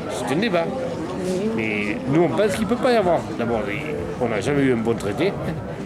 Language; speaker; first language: French; native; French